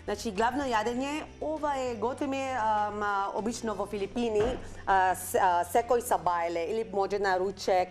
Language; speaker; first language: Macedonian; non-native, learner; Filipino